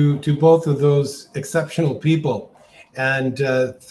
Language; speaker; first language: English; native; English